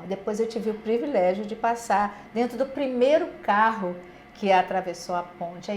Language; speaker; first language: Portuguese; native; Portuguese